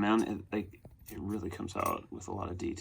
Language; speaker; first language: English; native; English